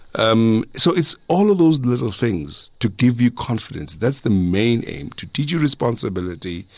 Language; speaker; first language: English; non-native, local second language; Zulu